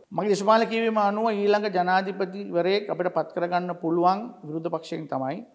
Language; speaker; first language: Sinhala; native; Sinhala